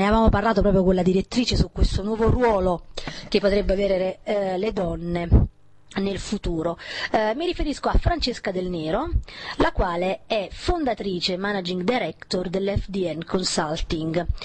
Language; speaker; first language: Italian; native; Italian